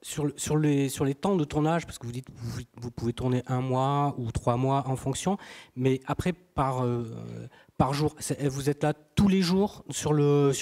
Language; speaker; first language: French; native; French